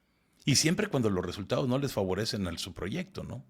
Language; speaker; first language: Spanish; native; Spanish